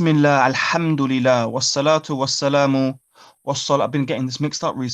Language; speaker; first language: English; non-native, fluent; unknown